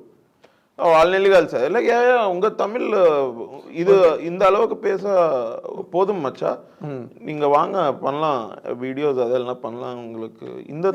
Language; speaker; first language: Tamil; non-native, learner; Telugu